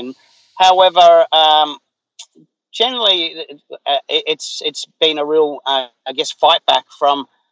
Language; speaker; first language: English; native; English